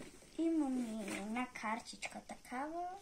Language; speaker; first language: Bulgarian; early bilingual, heritage; Bulgarian